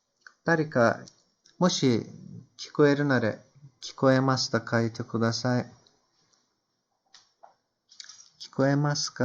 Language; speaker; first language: Japanese; non-native, fluent; Turkish